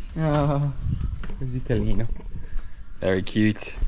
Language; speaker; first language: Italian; non-native, learner; English